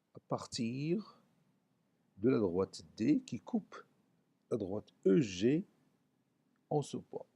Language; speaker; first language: French; non-native, local second language; Arabic